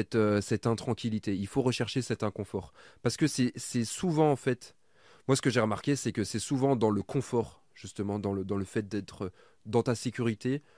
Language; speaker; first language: French; native; French